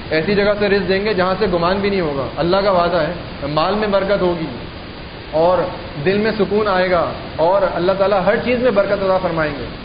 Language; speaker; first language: Urdu; native; Urdu